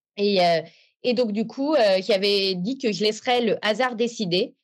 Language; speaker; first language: French; native; French